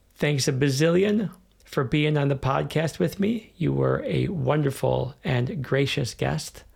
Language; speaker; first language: English; native; English